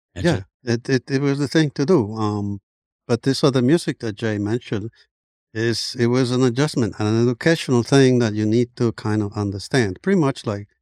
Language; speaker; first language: English; non-native, fluent; Spanish